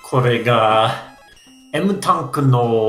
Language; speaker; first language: Japanese; non-native, learner; English